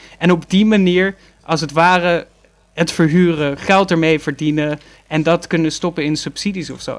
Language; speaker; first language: Dutch; native; Dutch